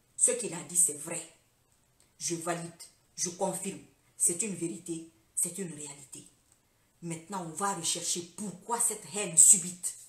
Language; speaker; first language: French; non-native, local second language; Fula